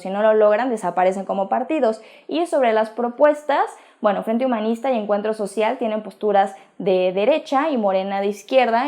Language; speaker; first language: Spanish; native; Spanish